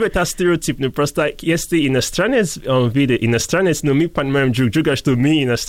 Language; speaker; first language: Russian; non-native, learner; English